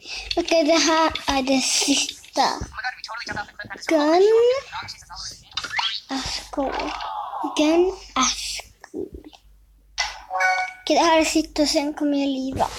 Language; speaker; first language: Swedish; early bilingual, other home language; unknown